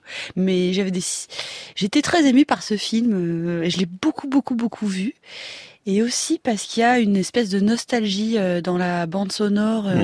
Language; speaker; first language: French; native; French